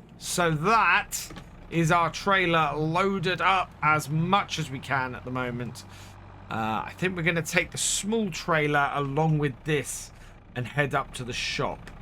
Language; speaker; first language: English; native; English